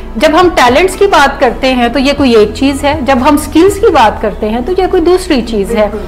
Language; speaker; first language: Urdu; native; Urdu